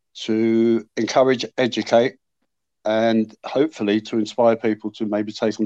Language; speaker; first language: English; native; English